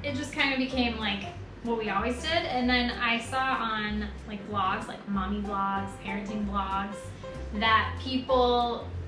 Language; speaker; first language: English; native; English